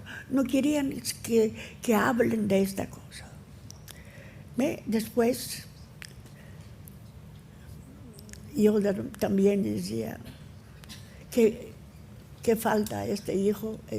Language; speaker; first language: Spanish; early bilingual, heritage; Ladino